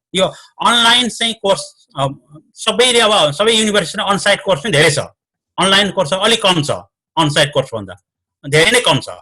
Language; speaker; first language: Nepali; native; Nepali